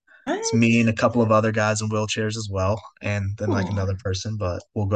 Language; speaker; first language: English; native; English